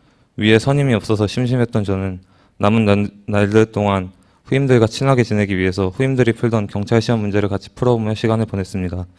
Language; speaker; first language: Korean; native; Korean